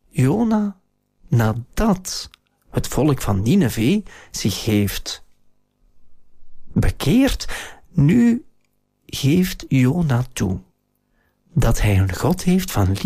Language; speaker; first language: Dutch; native; Dutch